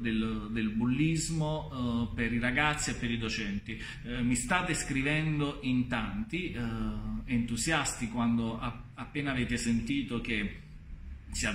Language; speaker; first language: Italian; native; Italian